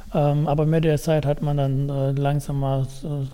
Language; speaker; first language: German; non-native, fluent; Persian